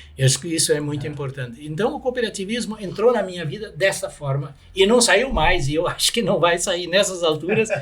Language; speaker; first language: Portuguese; non-native, local second language; German